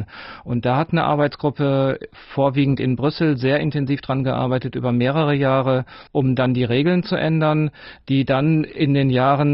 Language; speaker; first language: German; native; German